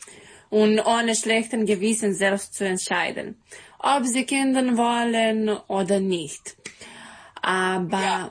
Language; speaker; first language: German; non-native, learner; Serbian